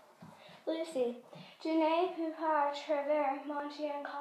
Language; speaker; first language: French; non-native, learner; English